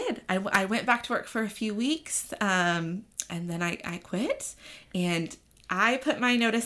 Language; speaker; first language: English; native; English